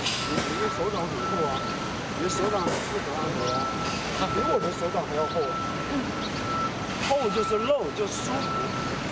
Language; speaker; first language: Chinese; native; Chinese